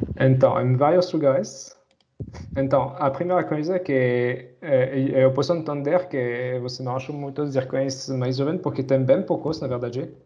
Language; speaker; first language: Portuguese; non-native, fluent; French